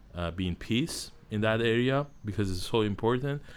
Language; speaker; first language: English; non-native, learner; Armenian